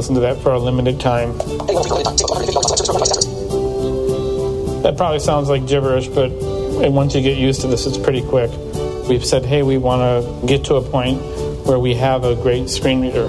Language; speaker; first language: English; native; English